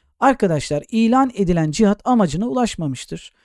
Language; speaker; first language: Turkish; native; Turkish